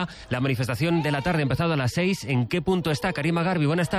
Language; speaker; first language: Spanish; native; Spanish